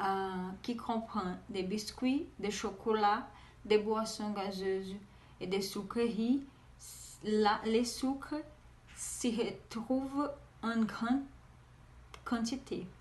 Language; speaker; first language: French; non-native, learner; Portuguese